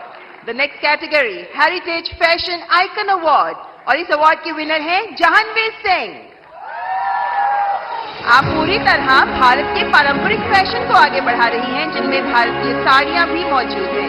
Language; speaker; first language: Hindi; native; Hindi